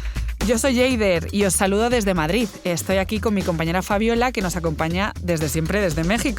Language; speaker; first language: Spanish; native; Spanish